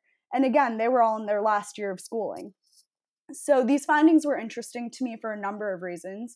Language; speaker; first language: English; native; English